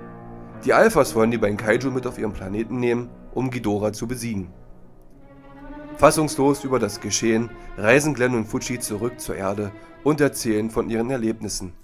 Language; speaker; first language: German; native; German